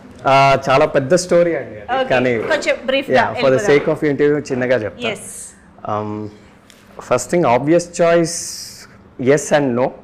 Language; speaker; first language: Telugu; native; Telugu